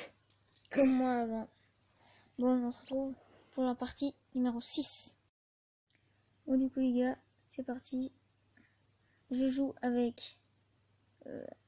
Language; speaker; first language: French; native; French